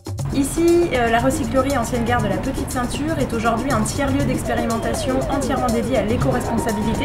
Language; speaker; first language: French; native; French